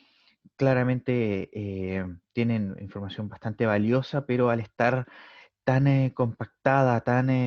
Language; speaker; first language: Spanish; native; Spanish